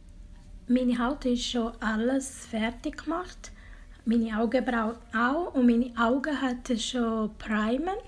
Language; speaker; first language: German; non-native, learner; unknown